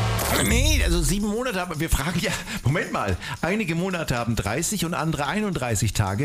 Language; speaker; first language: German; native; German